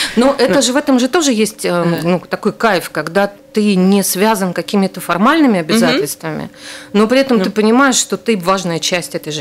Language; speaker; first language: Russian; native; Russian